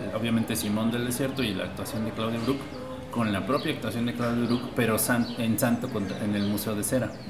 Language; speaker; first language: Spanish; native; Spanish